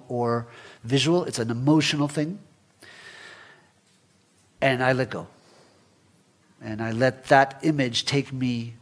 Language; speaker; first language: English; early bilingual, other home language; Spanish